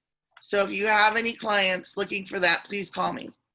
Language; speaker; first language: English; native; English